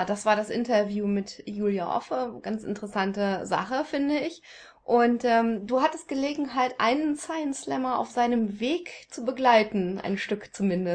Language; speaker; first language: German; native; German